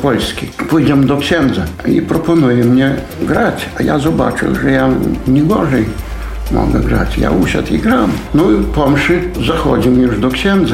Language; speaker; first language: Polish; non-native, local second language; Belarusian